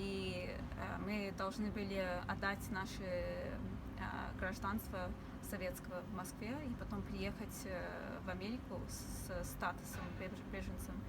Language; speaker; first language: Russian; early bilingual, heritage; English